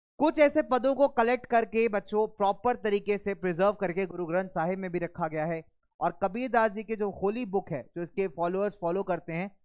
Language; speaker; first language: Hindi; native; Hindi